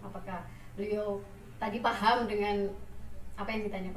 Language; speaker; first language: Indonesian; native; Indonesian